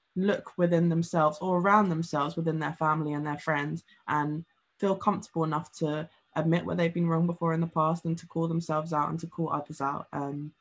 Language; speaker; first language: English; native; English